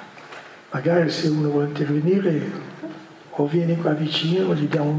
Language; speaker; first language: Italian; native; Italian